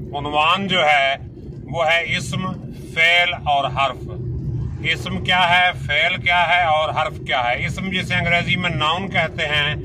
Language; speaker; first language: Urdu; native; Urdu